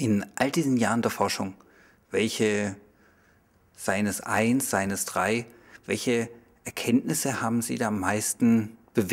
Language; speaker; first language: German; native; German